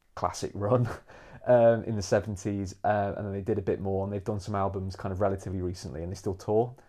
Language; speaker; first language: English; native; English